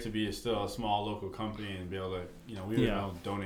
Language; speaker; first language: English; native; English